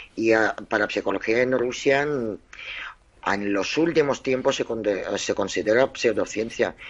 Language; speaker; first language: Spanish; non-native, fluent; Russian